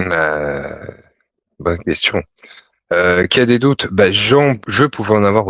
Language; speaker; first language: French; native; French